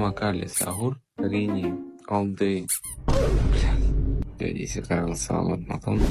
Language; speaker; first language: Indonesian; non-native, learner; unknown